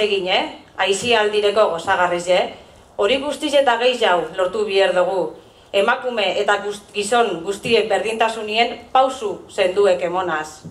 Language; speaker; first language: Basque; native; Basque